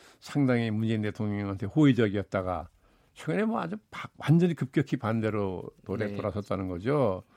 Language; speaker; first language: Korean; native; Korean